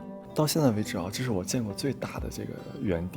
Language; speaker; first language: Chinese; native; Chinese